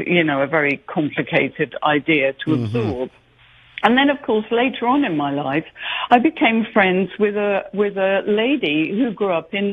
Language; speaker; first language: English; native; English